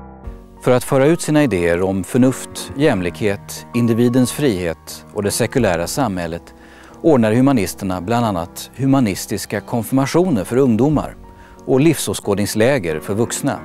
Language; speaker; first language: Swedish; native; Swedish